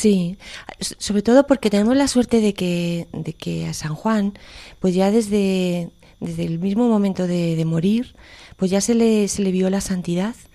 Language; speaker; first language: Spanish; native; Spanish